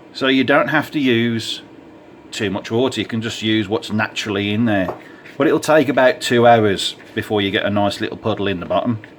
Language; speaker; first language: English; native; English